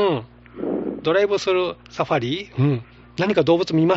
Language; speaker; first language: Japanese; native; Japanese